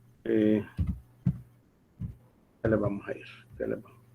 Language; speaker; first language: Spanish; native; Spanish